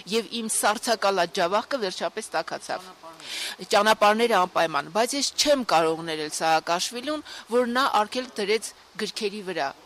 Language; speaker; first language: Armenian; native; Armenian